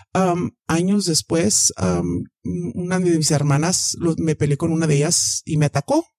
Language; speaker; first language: Spanish; early bilingual, heritage; Spanish